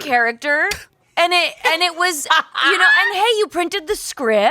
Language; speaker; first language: English; native; English